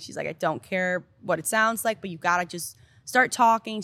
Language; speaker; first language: English; non-native, fluent; Danish